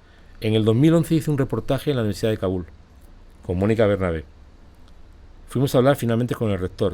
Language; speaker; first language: Spanish; native; Spanish